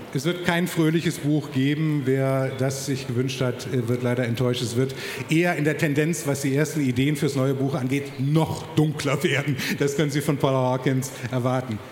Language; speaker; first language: German; native; German